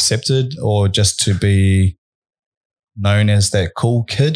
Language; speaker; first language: English; native; English